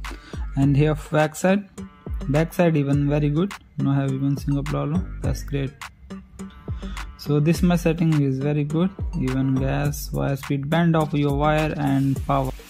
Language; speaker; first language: English; non-native, learner; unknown